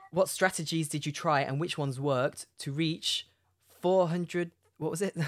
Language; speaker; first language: English; native; English